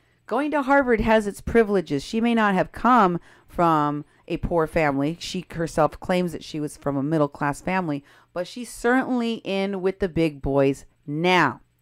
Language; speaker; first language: English; native; English